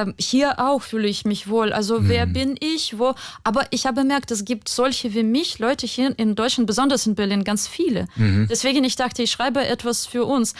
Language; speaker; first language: German; non-native, fluent; Ukrainian